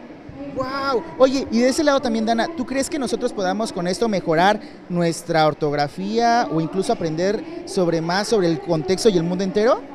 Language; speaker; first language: Spanish; native; Spanish